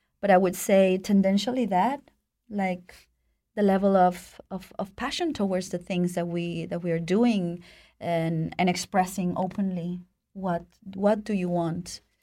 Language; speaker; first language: English; non-native, fluent; Spanish